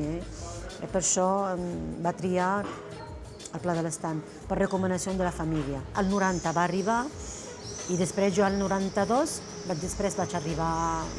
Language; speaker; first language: Catalan; non-native, fluent; Arabic